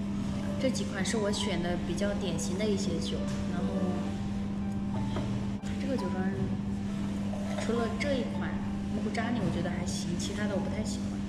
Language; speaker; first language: Chinese; native; Chinese